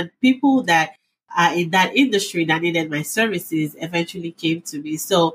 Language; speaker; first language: English; non-native, local second language; Yoruba